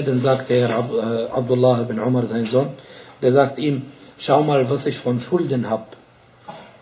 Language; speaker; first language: German; non-native, fluent; Arabic